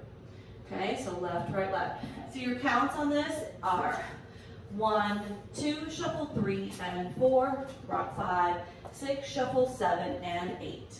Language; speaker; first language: English; native; English